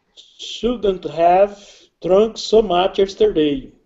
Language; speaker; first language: English; non-native, learner; Portuguese